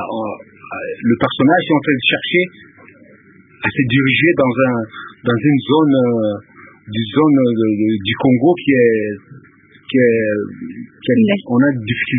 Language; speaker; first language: French; non-native, local second language; Lingala